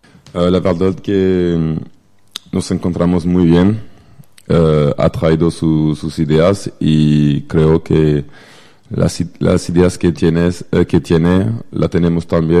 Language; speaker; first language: Spanish; non-native, fluent; French